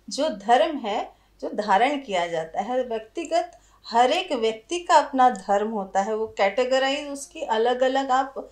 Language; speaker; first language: Hindi; native; Hindi